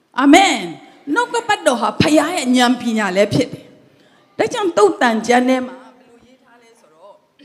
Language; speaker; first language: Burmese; non-native, local second language; Tedim Chin